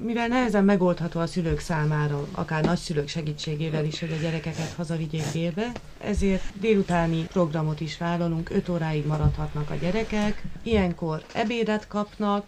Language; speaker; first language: Hungarian; native; Hungarian